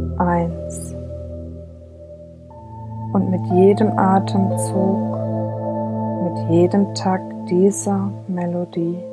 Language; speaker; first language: German; native; German